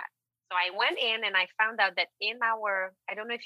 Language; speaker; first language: English; non-native, fluent; French